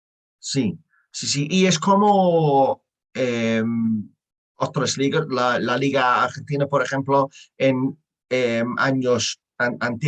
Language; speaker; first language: Spanish; non-native, learner; English